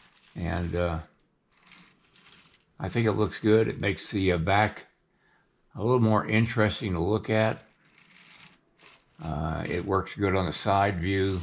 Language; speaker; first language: English; native; English